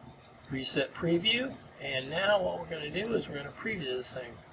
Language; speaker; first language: English; native; English